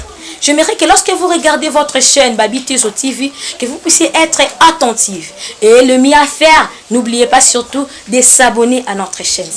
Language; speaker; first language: French; non-native, local second language; Lingala